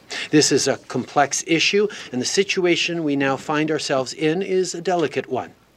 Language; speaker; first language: English; early bilingual, other home language; French